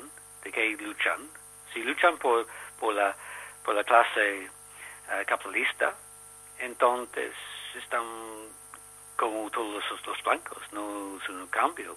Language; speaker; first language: Spanish; non-native, learner; English